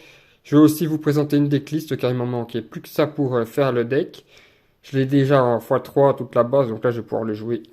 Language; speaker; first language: French; native; French